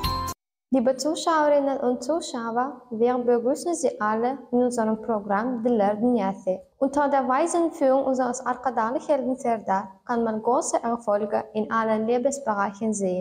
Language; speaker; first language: German; non-native, learner; Turkmen